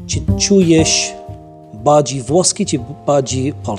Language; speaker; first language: Polish; non-native, learner; English